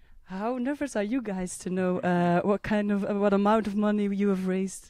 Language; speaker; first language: English; non-native, fluent; Dutch